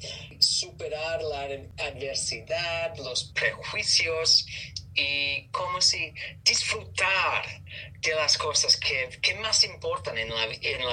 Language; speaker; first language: Spanish; non-native, learner; English